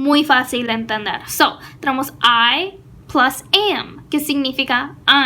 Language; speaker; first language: Spanish; non-native, fluent; English